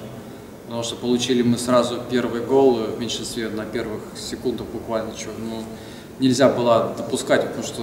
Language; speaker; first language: Russian; native; Russian